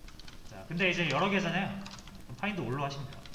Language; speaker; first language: Korean; native; Korean